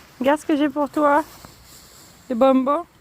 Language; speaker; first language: French; native; French